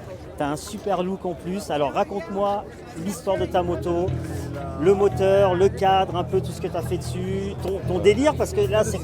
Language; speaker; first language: French; native; French